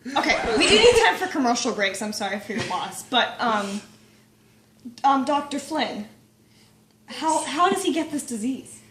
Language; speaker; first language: English; native; English